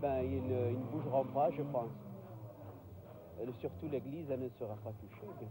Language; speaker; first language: French; non-native, local second language; Arabic